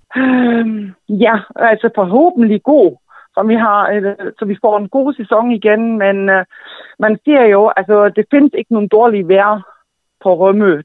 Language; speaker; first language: Danish; non-native, fluent; German